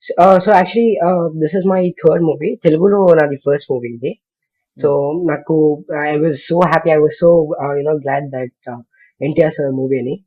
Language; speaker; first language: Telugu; non-native, learner; Kannada